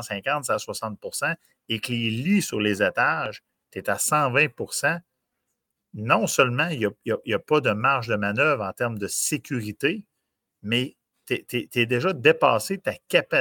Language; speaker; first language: French; native; French